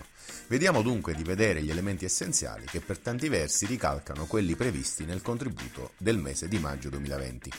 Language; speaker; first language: Italian; native; Italian